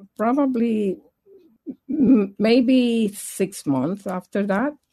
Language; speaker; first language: English; non-native, fluent; Spanish